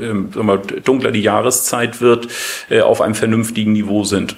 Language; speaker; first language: German; native; German